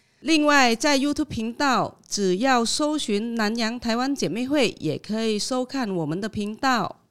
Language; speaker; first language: Chinese; non-native, fluent; Vietnamese